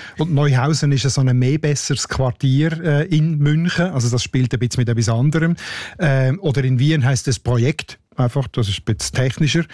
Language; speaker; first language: German; native; German